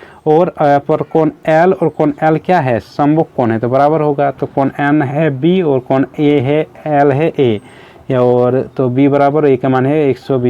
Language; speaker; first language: Hindi; native; Hindi